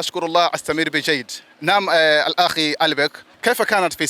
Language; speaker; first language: Arabic; non-native, learner; Swahili